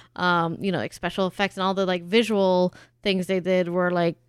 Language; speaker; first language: English; early bilingual, other home language; German